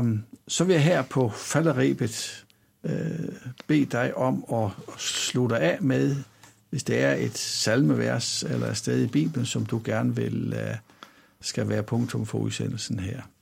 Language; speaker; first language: Danish; native; Danish